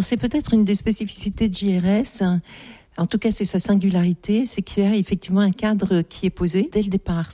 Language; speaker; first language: French; native; French